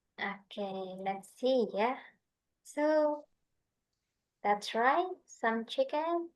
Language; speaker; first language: English; non-native, fluent; Indonesian